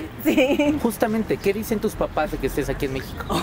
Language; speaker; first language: Spanish; native; Spanish